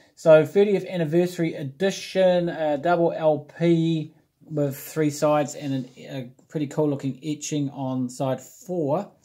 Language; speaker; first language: English; native; English